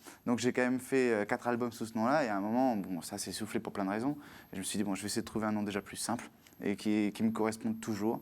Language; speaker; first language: French; native; French